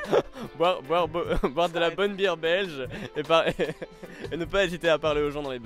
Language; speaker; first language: French; native; French